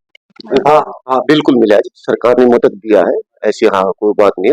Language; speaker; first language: Hindi; native; Hindi